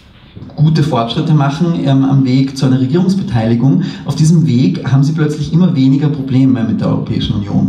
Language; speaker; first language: German; native; German